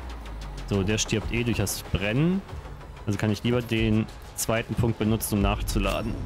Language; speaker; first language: German; native; German